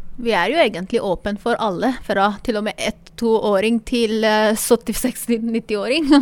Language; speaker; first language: Norwegian; non-native, fluent; Persian